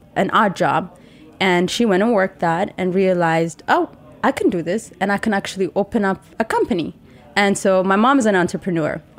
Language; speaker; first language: English; non-native, fluent; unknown